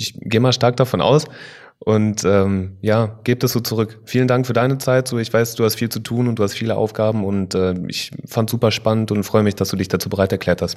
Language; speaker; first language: German; native; German